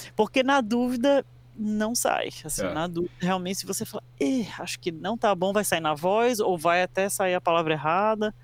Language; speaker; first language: Portuguese; early bilingual, other home language; English